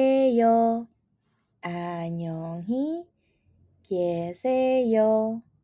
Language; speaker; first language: Korean; non-native, fluent; Indonesian